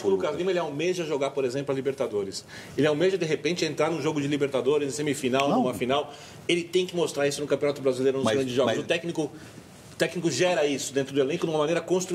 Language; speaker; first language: Portuguese; native; Portuguese